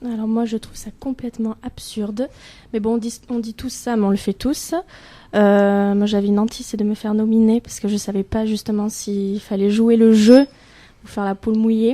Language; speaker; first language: French; native; French